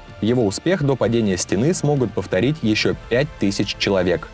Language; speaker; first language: Russian; native; Russian